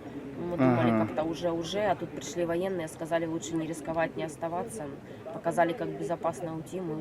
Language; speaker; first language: Russian; native; Russian